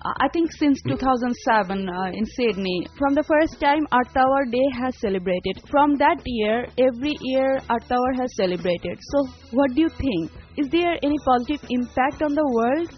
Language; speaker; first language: English; non-native, local second language; Bangla